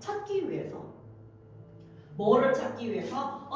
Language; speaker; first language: Korean; native; Korean